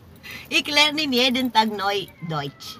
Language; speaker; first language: German; non-native, learner; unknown